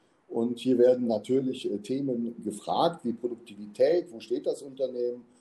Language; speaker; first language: German; native; German